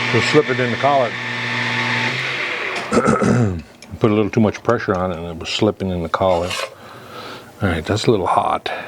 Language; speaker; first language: English; native; English